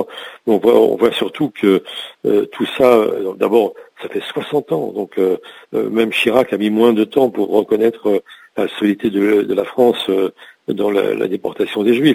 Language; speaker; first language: French; native; French